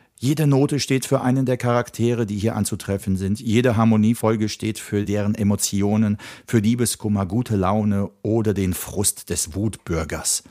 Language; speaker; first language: German; early bilingual, other home language; Czech